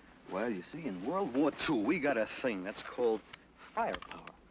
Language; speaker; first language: English; native; English